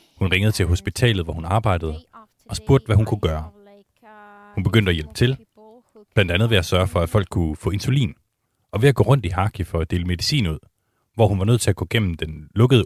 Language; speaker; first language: Danish; native; Danish